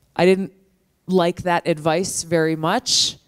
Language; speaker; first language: English; native; English